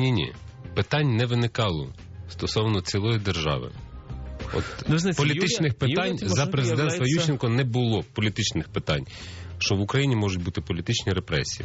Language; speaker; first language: Ukrainian; native; Ukrainian